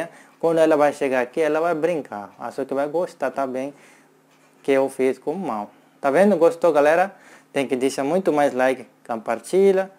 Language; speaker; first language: Portuguese; non-native, learner; Hindi